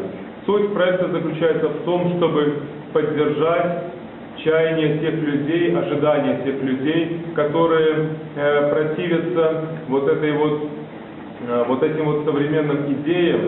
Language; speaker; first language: Russian; native; Russian